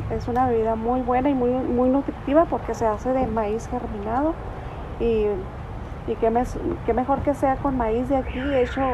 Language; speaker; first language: Spanish; native; Spanish